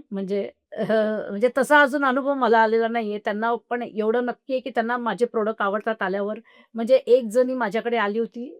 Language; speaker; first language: Marathi; non-native, local second language; Marwari